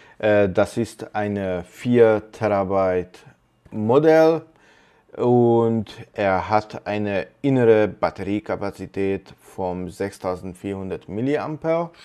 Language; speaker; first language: German; non-native, fluent; Hungarian